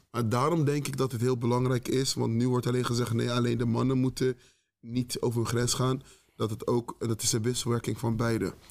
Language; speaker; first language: Dutch; early bilingual, other home language; Akan